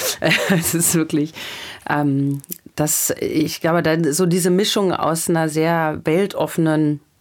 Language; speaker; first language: German; native; German